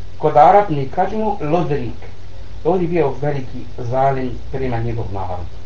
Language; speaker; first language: Bosnian; non-native, learner; Arabic